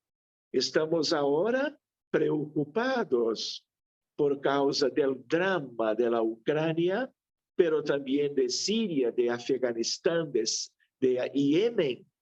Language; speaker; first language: Spanish; non-native, fluent; Portuguese